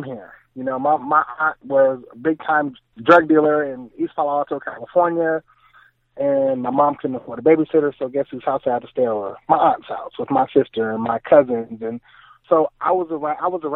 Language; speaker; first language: English; native; English